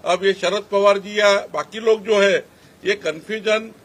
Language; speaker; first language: Hindi; non-native, local second language; Marathi